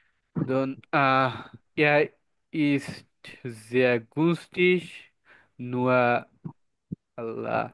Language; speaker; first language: German; non-native, learner; Bangla